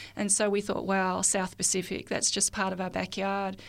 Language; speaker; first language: English; native; English